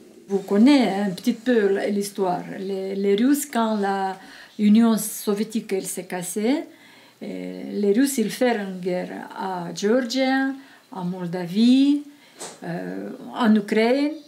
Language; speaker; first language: French; non-native, learner; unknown